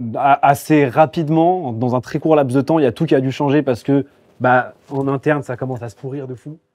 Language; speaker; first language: French; native; French